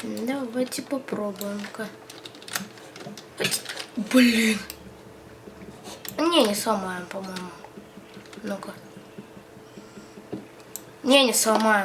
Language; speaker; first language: Russian; native; Russian